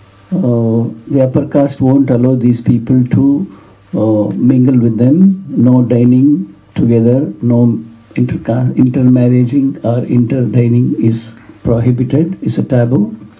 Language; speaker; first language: English; non-native, local second language; Kannada